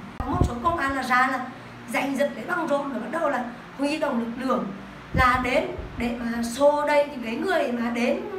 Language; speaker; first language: Vietnamese; native; Vietnamese